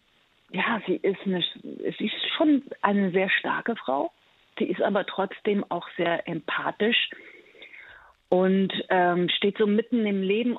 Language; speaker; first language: German; early bilingual, other home language; Persian